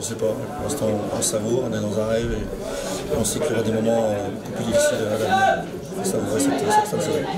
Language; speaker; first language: French; native; French